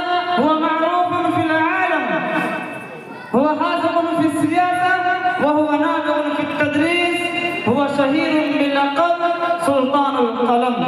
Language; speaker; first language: Arabic; non-native, learner; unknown